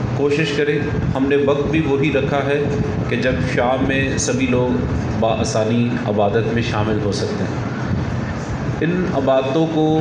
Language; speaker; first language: Urdu; non-native, local second language; Punjabi